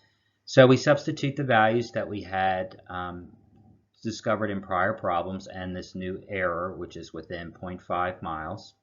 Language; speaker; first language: English; native; English